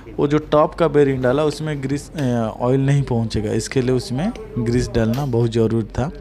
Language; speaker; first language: Hindi; non-native, local second language; Odia